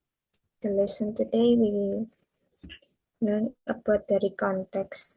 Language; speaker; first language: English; non-native, learner; Indonesian